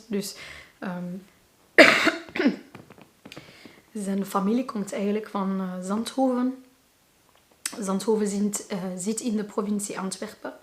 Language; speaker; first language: Dutch; non-native, local second language; Arabic